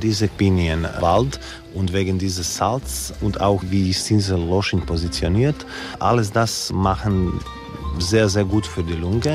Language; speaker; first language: German; non-native, learner; Croatian